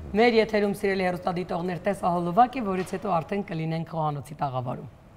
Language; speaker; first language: Armenian; native; Armenian